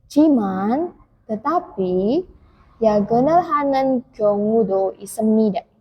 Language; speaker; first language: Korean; non-native, fluent; Indonesian